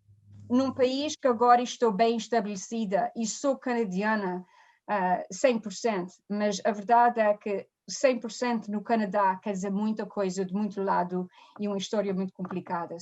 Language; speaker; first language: Portuguese; early bilingual, heritage; Portuguese